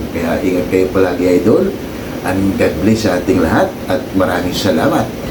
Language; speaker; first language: Filipino; non-native, local second language; Cebuano